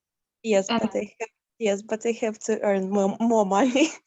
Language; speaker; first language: English; non-native, learner; Ukrainian